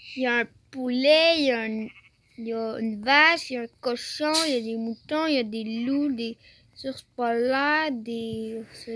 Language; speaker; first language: French; native; French